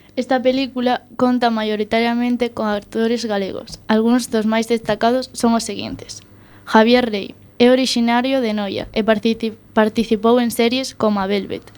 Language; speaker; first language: Galician; non-native, local second language; Spanish